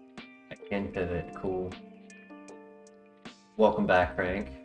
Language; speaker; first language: English; native; English